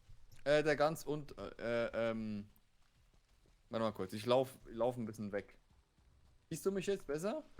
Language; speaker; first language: German; native; German